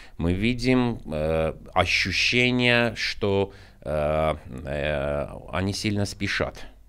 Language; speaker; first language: Russian; non-native, local second language; Armenian